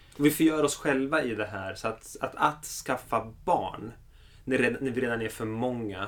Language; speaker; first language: Swedish; early bilingual, other home language; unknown